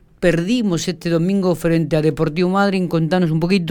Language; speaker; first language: Spanish; native; Spanish